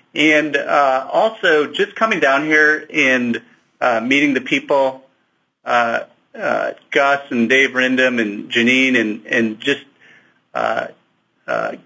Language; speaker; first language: English; native; English